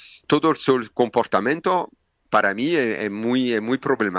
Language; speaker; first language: Spanish; non-native, fluent; French